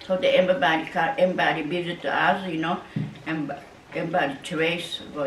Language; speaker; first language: English; non-native, learner; Japanese